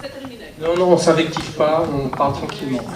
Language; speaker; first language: French; native; French